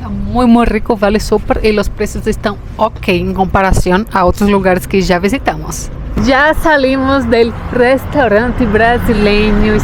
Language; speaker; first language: Spanish; non-native, fluent; Portuguese